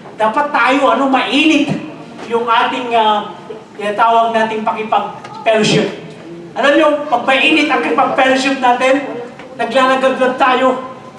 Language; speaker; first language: Filipino; non-native, local second language; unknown